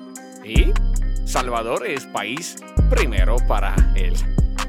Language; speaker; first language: Spanish; non-native, learner; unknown